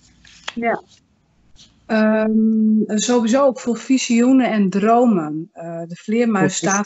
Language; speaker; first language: Dutch; native; Dutch